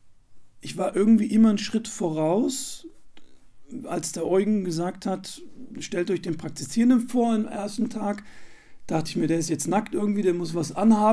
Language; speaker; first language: German; native; German